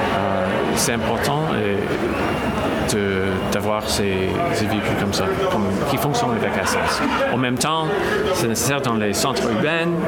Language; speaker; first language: French; non-native, local second language; English